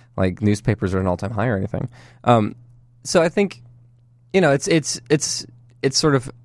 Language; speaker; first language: English; native; English